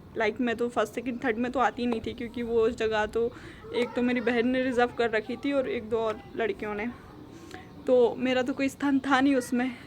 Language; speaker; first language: Hindi; native; Hindi